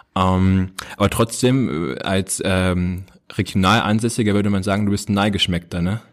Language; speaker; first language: German; native; German